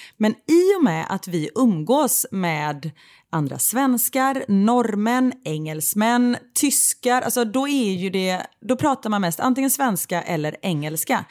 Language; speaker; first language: Swedish; native; Swedish